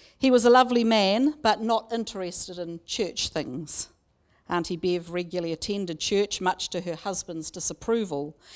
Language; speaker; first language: English; native; English